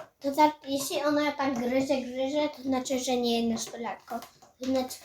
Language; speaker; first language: Polish; early bilingual, heritage; Samoan